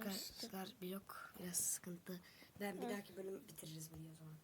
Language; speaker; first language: Turkish; native; Turkish